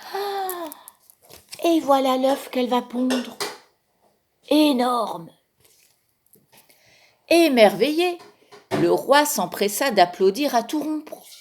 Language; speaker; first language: French; native; French